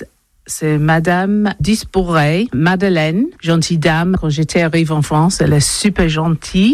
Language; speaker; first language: French; non-native, learner; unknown